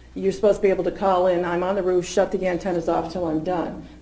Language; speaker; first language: English; native; English